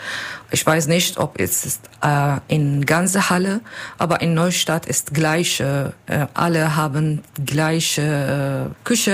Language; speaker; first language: German; non-native, learner; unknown